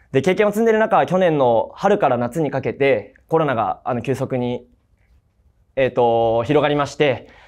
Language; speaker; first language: Japanese; native; Japanese